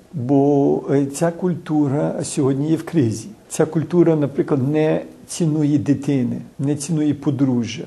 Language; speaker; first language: Ukrainian; early bilingual, heritage; Ukrainian